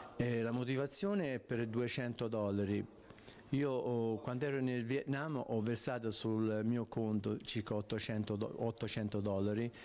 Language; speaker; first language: Italian; native; Italian